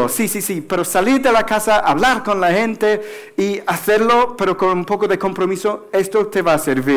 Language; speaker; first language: Spanish; non-native, fluent; English